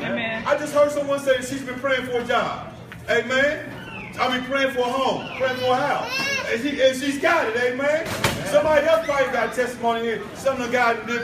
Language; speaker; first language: English; native; English